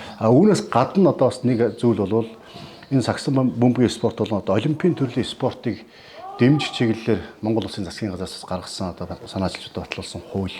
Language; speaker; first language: Mongolian; native; Mongolian